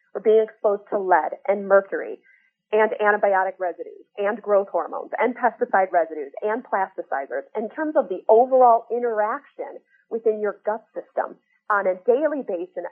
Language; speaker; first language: English; native; English